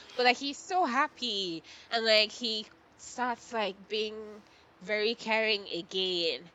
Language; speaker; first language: English; non-native, local second language; Yoruba